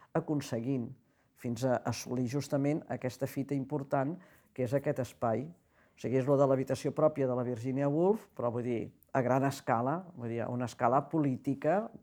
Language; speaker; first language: Catalan; native; Catalan